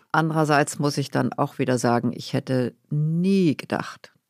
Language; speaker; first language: German; native; German